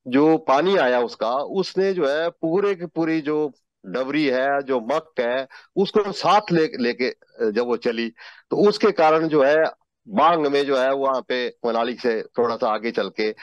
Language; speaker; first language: Hindi; native; Hindi